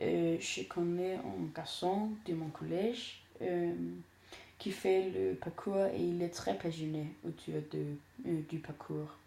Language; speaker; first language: French; non-native, learner; Danish